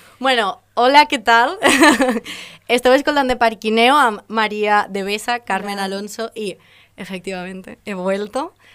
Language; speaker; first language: Spanish; non-native, local second language; Catalan